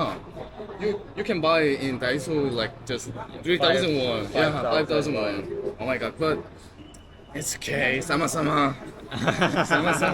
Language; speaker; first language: English; non-native, learner; Korean